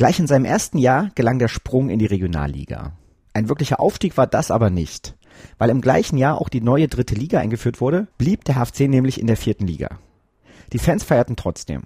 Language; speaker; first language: German; native; German